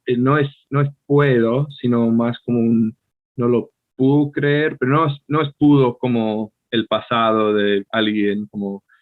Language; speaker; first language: Spanish; non-native, fluent; English